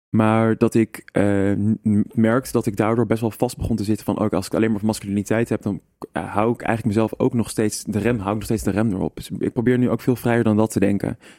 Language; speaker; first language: Dutch; native; Dutch